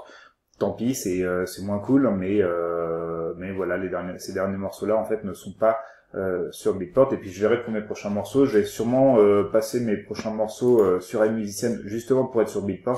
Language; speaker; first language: French; native; French